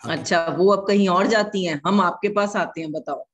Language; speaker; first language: Hindi; native; Hindi